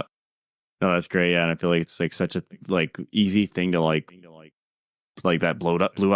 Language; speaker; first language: English; native; English